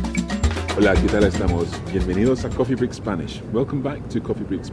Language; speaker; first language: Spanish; non-native, fluent; English